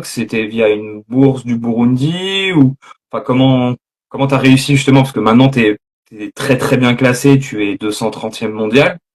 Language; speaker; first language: French; native; French